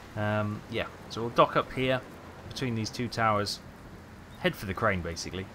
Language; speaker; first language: English; native; English